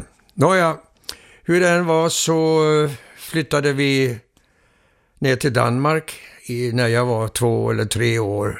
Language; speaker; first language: Swedish; early bilingual, heritage; Swedish